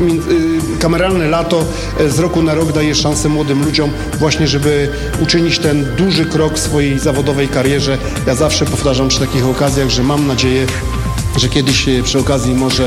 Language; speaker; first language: Polish; native; Polish